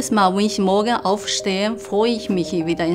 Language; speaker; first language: German; non-native, fluent; Chinese